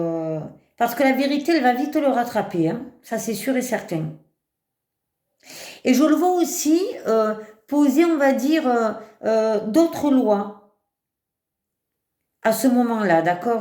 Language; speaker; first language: French; native; French